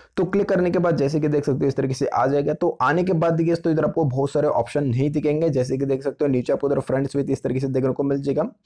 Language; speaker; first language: Hindi; non-native, local second language; Marathi